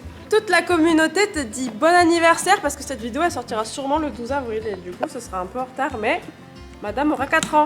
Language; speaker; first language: French; native; French